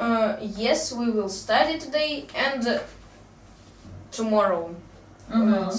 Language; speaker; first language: English; non-native, learner; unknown